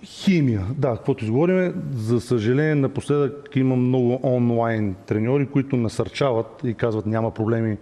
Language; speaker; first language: Bulgarian; native; Bulgarian